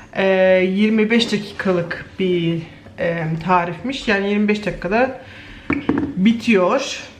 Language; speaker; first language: Turkish; early bilingual, heritage; Turkish